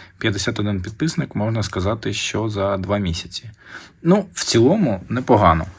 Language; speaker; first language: Ukrainian; non-native, local second language; Russian